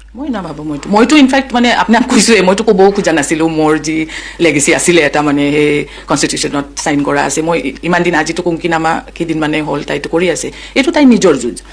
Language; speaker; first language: Assamese; non-native, local second language; Nepali